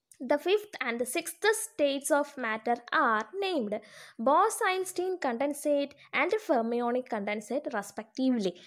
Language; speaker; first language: English; non-native, local second language; Malayalam